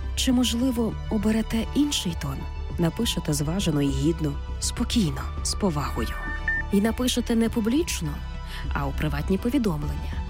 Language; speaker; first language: Ukrainian; native; Ukrainian